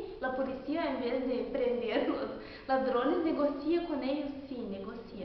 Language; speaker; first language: Spanish; non-native, learner; Portuguese